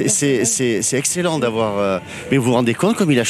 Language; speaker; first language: French; native; French